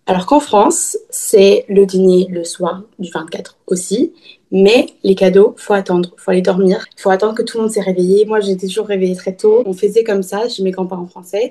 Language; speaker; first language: French; early bilingual, heritage; French